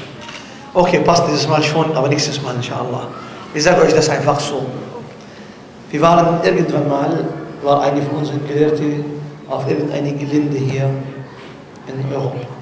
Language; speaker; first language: German; non-native, learner; Arabic